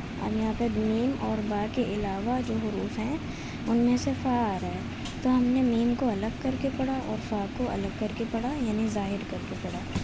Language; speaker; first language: Urdu; native; Urdu